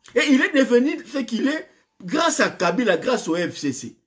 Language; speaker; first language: French; non-native, local second language; Lingala